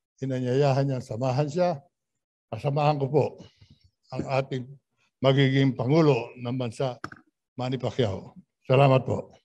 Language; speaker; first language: Filipino; native; Filipino